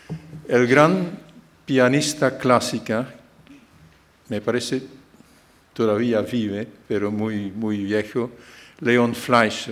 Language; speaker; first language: Spanish; non-native, fluent; Dutch